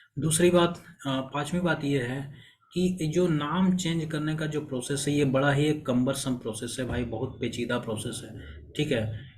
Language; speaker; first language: Hindi; native; Hindi